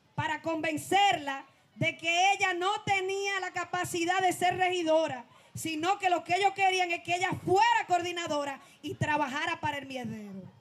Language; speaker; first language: Spanish; native; Spanish